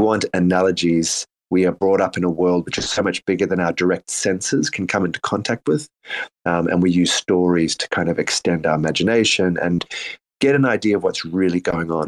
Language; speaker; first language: English; native; English